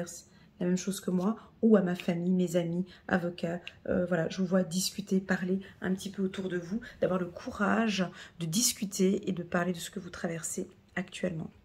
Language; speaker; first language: French; native; French